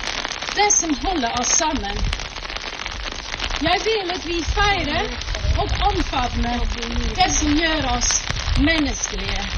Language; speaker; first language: Norwegian; non-native, fluent; English